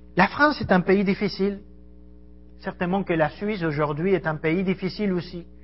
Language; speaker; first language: French; non-native, fluent; Spanish